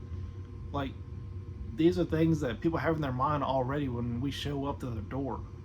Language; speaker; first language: English; native; English